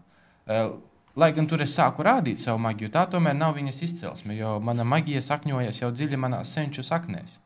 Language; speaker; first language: Latvian; native; Latvian